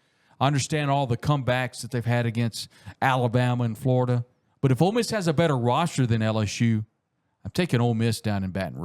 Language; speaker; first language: English; native; English